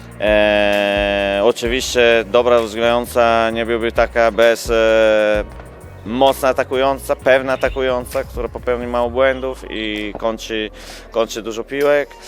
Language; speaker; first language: Polish; non-native, fluent; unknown